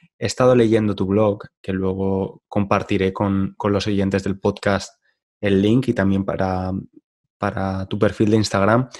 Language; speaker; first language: Spanish; native; Spanish